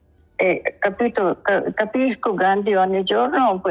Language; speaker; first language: Italian; non-native, learner; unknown